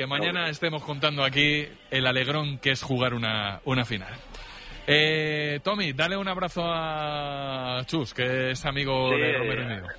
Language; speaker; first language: Spanish; native; Spanish